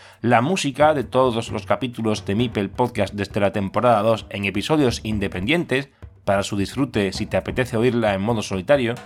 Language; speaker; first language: Spanish; native; Spanish